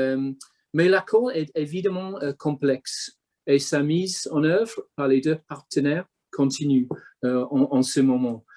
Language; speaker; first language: French; non-native, fluent; English